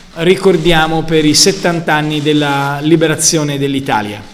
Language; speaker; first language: Italian; native; Italian